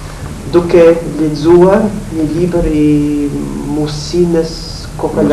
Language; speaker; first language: Albanian; non-native, fluent; English